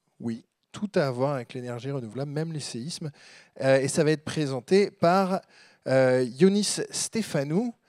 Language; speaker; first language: French; native; French